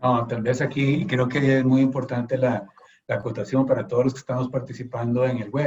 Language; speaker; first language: Spanish; native; Spanish